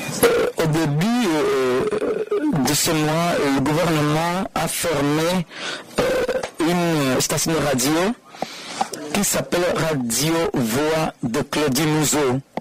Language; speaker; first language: French; non-native, fluent; Spanish